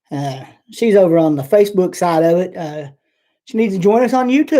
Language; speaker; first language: English; native; English